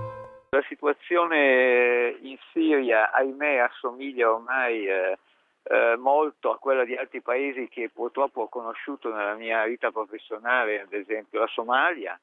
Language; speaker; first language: Italian; native; Italian